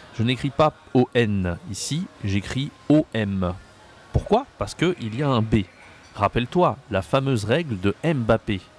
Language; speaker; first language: French; native; French